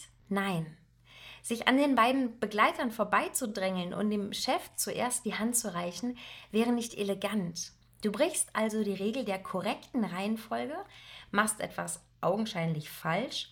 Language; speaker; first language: German; native; German